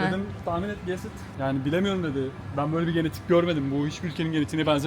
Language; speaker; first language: Turkish; native; Turkish